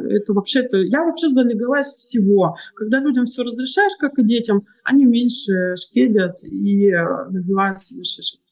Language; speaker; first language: Russian; native; Russian